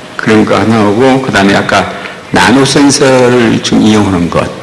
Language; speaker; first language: Korean; native; Korean